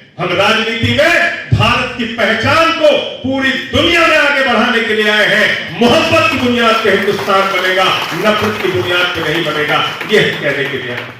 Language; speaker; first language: Hindi; native; Hindi